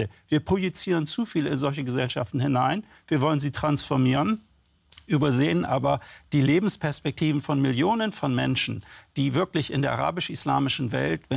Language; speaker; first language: German; native; German